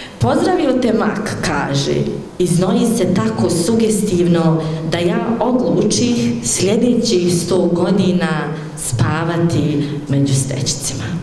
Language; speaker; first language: Bosnian; native; Bosnian